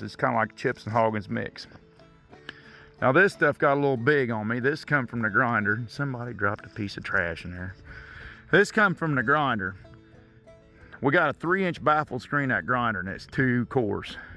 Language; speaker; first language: English; native; English